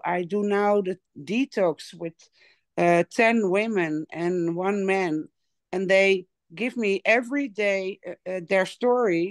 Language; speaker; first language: English; non-native, learner; Dutch